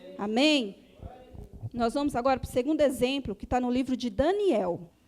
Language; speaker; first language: Portuguese; native; Portuguese